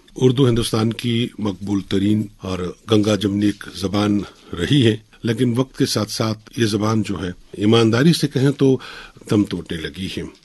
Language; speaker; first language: Urdu; non-native, local second language; Kashmiri